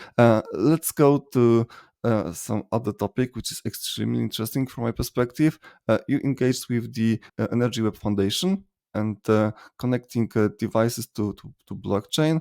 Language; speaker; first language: English; non-native, fluent; Polish